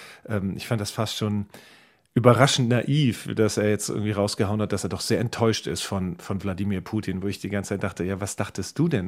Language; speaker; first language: German; native; German